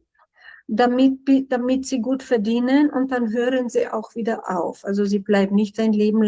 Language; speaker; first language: German; non-native, fluent; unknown